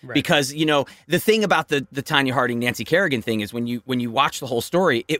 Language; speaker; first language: English; native; English